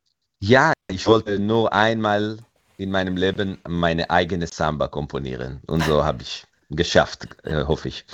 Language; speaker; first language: German; non-native, fluent; Hebrew